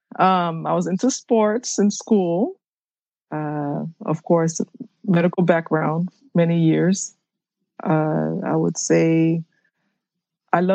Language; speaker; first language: English; early bilingual, other home language; Haitian Creole